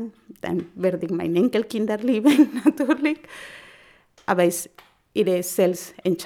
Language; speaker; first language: German; non-native, learner; Spanish